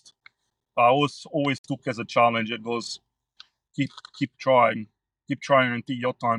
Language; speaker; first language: English; non-native, fluent; Italian